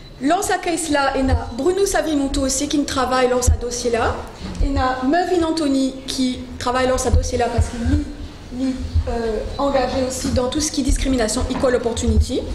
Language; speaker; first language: French; non-native, local second language; Morisyen